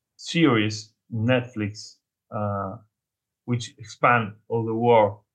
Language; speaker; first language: English; non-native, learner; Spanish